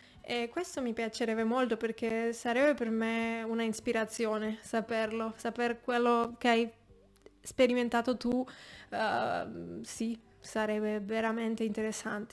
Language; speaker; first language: Italian; non-native, fluent; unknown